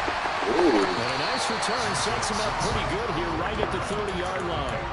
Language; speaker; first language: English; native; English